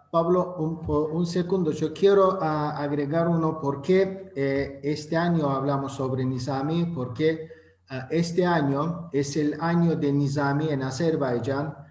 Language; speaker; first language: Spanish; non-native, learner; Azerbaijani